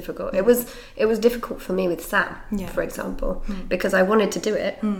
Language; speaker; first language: English; native; English